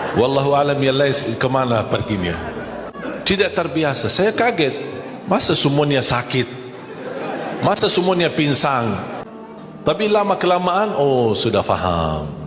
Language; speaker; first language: Malay; non-native, fluent; Arabic